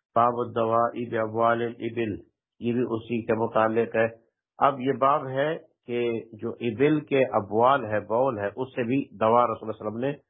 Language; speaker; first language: Urdu; non-native, local second language; Pashto